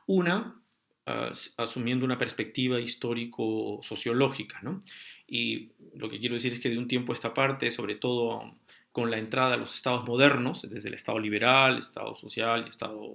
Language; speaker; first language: Spanish; native; Spanish